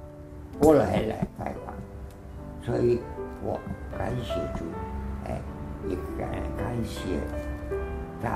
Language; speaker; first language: Chinese; non-native, fluent; Spanish